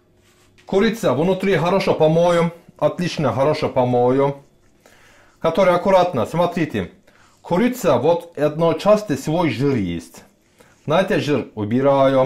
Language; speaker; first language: Russian; non-native, learner; Turkish